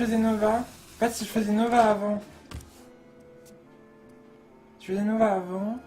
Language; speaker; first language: French; native; French